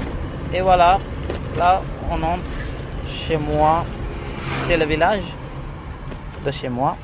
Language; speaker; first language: French; non-native, fluent; Tamil